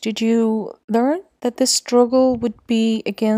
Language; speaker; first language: English; non-native, local second language; Urdu